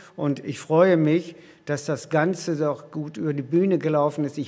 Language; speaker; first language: German; native; German